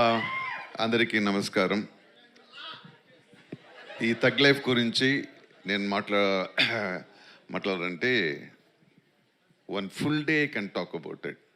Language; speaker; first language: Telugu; non-native, local second language; Tamil